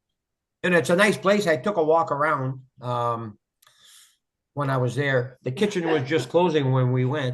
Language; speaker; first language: English; native; English